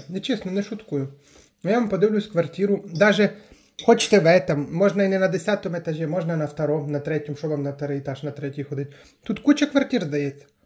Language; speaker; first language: Ukrainian; native; Ukrainian